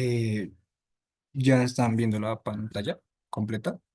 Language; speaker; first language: Spanish; native; Spanish